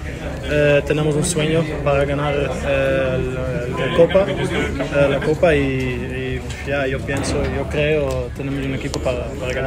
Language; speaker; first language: Spanish; non-native, learner; Dutch